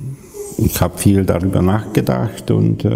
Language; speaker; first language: German; non-native, fluent; Hungarian